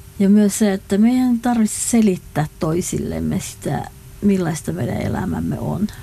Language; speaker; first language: Finnish; non-native, local second language; Northern Sami